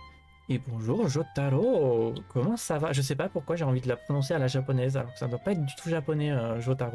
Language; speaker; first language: French; native; French